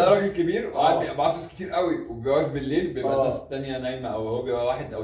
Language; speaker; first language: Arabic; native; Arabic